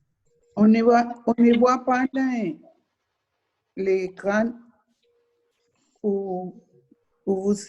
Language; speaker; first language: French; non-native, learner; Spanish